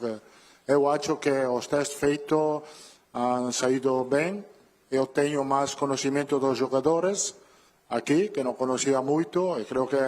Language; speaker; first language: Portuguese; non-native, learner; Italian